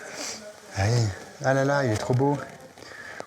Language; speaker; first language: French; native; French